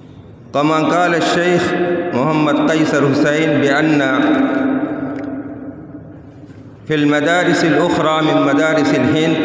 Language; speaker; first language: Arabic; non-native, fluent; Urdu